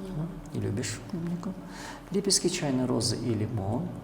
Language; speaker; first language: Russian; native; Russian